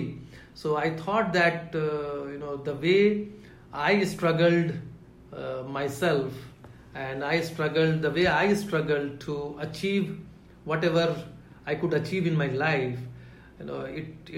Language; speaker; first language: English; non-native, local second language; Hindi